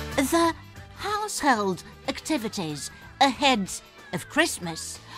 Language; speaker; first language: English; non-native, fluent; Romanian